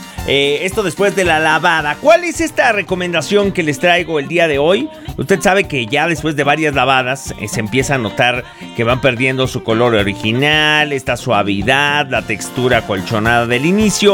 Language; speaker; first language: Spanish; native; Spanish